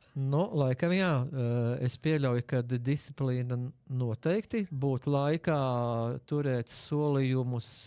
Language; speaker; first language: Latvian; native; Latvian